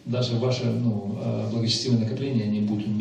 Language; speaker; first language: Russian; native; Russian